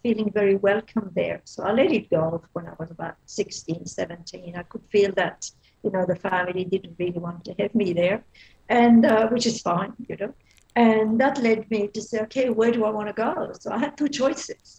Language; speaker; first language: English; non-native, fluent; Dutch